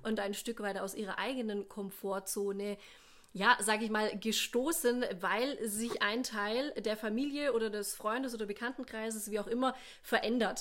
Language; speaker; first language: German; native; German